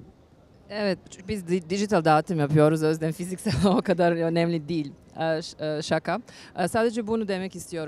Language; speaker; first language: Turkish; non-native, learner; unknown